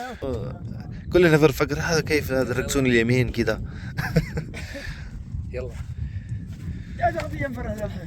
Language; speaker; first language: Arabic; non-native, learner; Malayalam